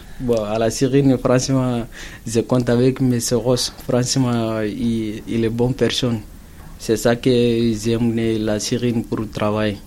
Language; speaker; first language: French; non-native, learner; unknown